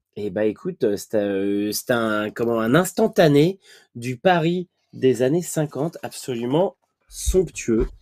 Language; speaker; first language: French; native; French